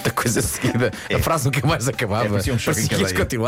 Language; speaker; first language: Portuguese; native; Portuguese